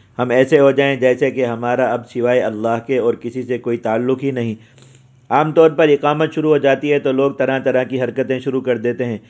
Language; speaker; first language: Urdu; native; Urdu